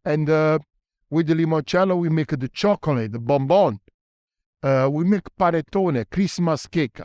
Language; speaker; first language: English; non-native, learner; Italian